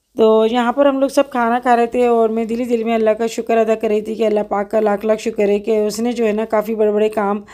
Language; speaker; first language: Urdu; native; Urdu